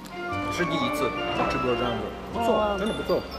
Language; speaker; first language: Chinese; non-native, learner; English